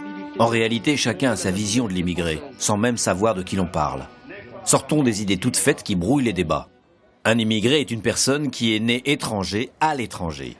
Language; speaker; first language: French; native; French